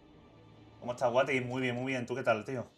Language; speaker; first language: Spanish; native; Spanish